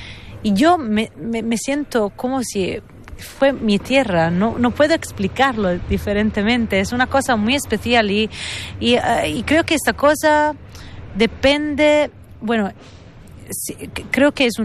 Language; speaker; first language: Spanish; non-native, fluent; Italian